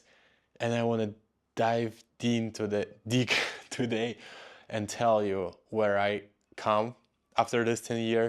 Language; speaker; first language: English; non-native, fluent; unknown